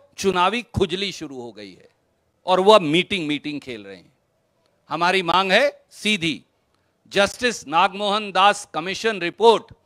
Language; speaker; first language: Hindi; native; Hindi